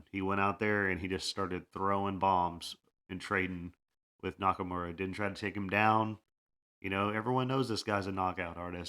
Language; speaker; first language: English; native; English